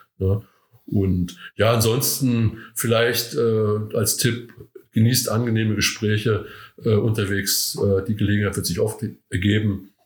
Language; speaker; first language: German; native; German